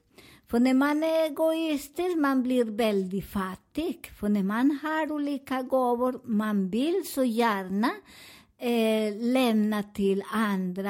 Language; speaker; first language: Swedish; non-native, learner; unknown